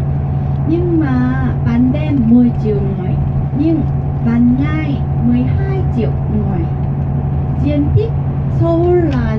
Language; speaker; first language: Vietnamese; non-native, learner; Korean